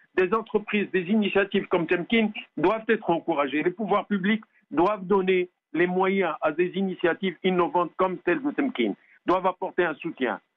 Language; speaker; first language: French; non-native, local second language; Arabic